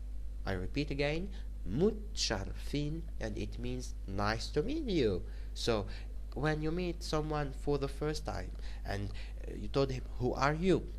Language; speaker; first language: English; non-native, fluent; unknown